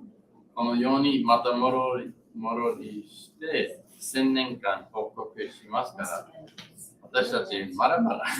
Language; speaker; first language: Japanese; non-native, learner; English